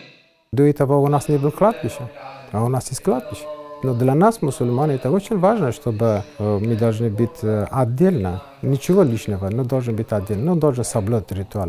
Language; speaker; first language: Russian; non-native, fluent; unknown